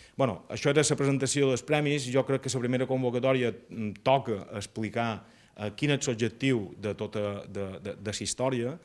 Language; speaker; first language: Catalan; native; Catalan